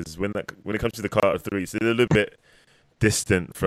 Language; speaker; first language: English; native; English